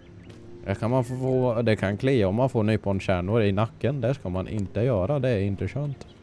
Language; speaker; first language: Swedish; native; Swedish